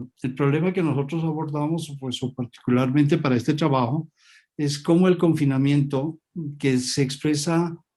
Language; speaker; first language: Spanish; native; Spanish